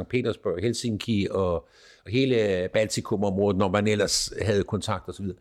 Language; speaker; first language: Danish; native; Danish